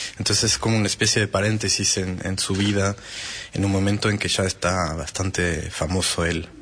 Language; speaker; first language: Spanish; non-native, fluent; French